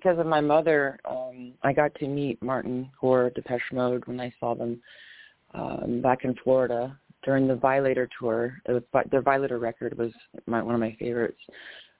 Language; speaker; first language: English; native; English